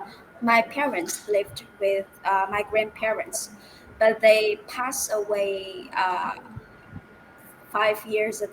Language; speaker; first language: English; non-native, fluent; Vietnamese